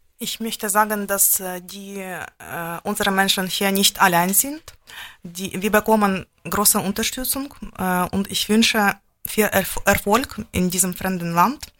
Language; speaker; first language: German; non-native, learner; Ukrainian